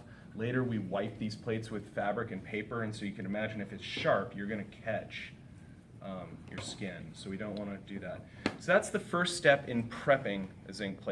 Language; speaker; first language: English; native; English